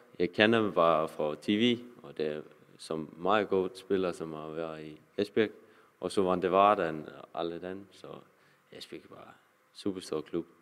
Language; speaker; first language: Danish; non-native, learner; Icelandic